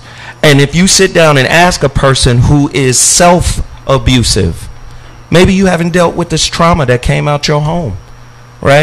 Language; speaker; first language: English; native; English